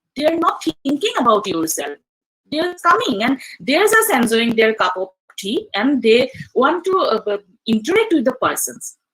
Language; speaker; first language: English; non-native, local second language; Assamese